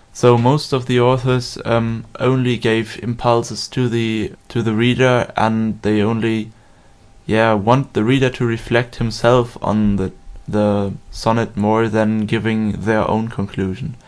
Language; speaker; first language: English; non-native, fluent; German